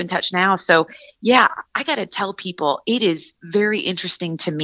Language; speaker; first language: English; native; English